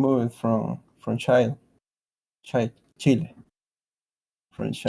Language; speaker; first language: English; non-native, learner; Spanish